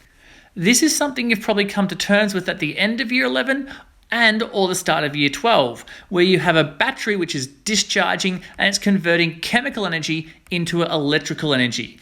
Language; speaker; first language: English; native; English